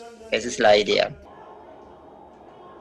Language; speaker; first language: Spanish; non-native, learner; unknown